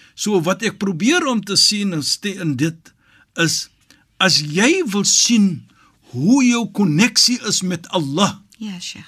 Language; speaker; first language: Afrikaans; native; Afrikaans